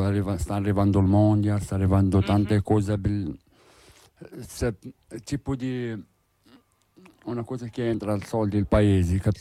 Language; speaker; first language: Italian; non-native, learner; Arabic